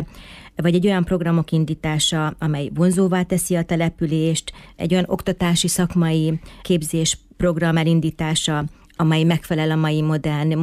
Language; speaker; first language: Hungarian; native; Hungarian